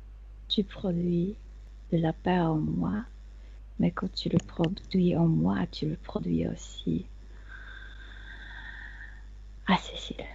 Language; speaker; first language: French; non-native, fluent; Spanish